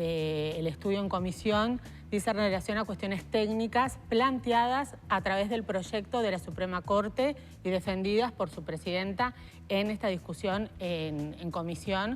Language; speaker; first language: Spanish; native; Spanish